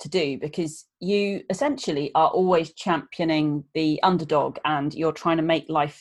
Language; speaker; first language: English; native; English